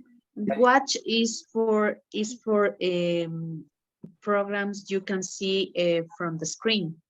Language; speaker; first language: English; non-native, learner; Spanish